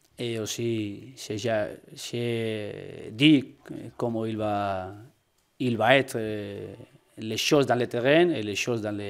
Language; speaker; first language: French; non-native, learner; Spanish